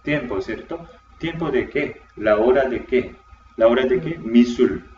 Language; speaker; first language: Spanish; non-native, fluent; Korean